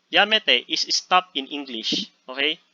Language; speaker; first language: English; non-native, fluent; Filipino